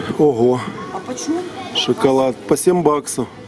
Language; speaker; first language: Russian; native; Russian